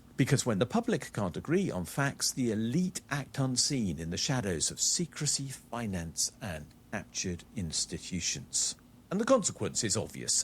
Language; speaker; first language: English; native; English